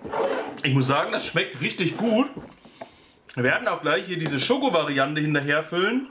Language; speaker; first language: German; native; German